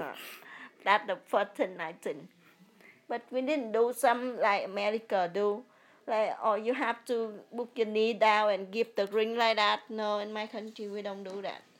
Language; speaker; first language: English; early bilingual, other home language; Vietnamese